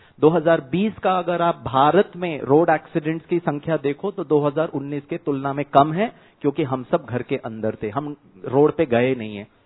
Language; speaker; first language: Hindi; non-native, local second language; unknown